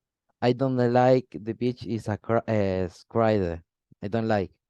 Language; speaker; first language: English; non-native, learner; Spanish